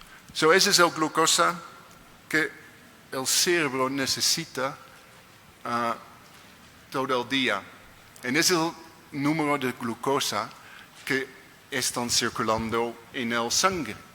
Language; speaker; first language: Spanish; non-native, learner; Dutch